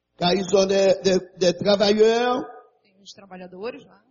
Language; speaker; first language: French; non-native, learner; Portuguese